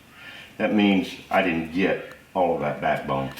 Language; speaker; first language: English; native; English